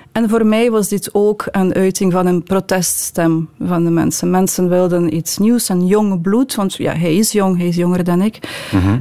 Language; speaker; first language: Dutch; non-native, fluent; Ukrainian